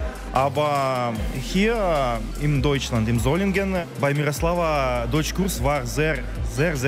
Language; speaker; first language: German; non-native, learner; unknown